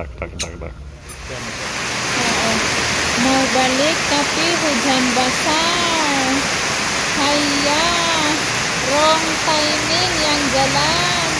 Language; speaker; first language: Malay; non-native, learner; Filipino